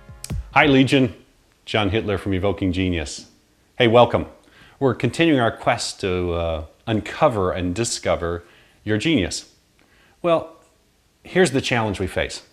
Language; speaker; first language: English; native; English